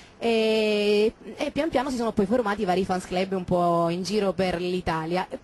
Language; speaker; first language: Italian; native; Italian